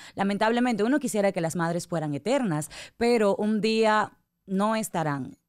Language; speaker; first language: Spanish; native; Spanish